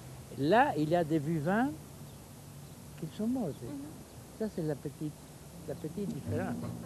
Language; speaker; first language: French; non-native, fluent; Spanish